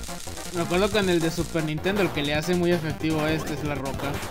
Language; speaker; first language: Spanish; native; Spanish